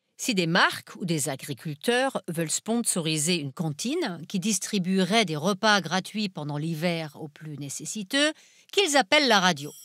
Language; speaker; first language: French; non-native, fluent; German